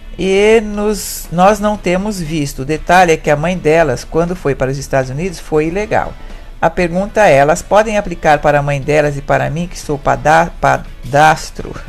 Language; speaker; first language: Portuguese; native; Portuguese